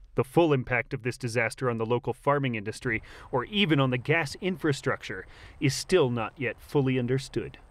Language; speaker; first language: English; native; English